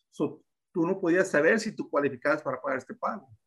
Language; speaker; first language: Spanish; early bilingual, heritage; Spanish